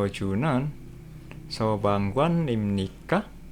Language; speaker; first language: Korean; non-native, fluent; Indonesian